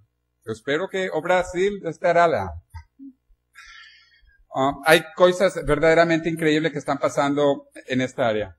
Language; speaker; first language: Spanish; non-native, learner; Portuguese